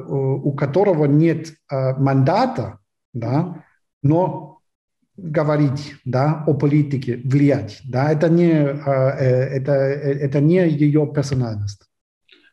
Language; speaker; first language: Russian; non-native, fluent; German